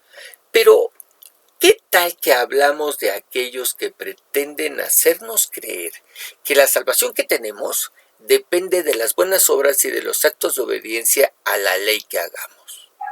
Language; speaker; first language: Spanish; native; Spanish